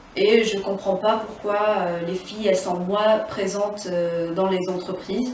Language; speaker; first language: French; non-native, local second language; Arabic